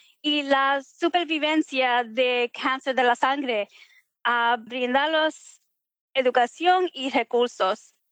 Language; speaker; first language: Spanish; early bilingual, heritage; Spanish